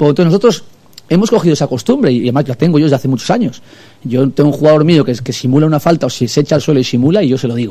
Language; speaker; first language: Spanish; native; Spanish